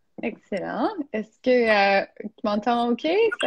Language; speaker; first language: French; non-native, fluent; English